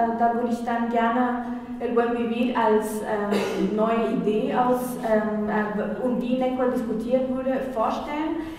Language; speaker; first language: German; non-native, fluent; Spanish